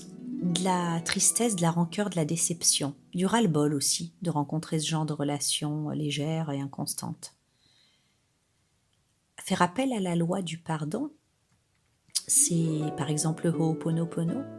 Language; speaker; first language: French; native; French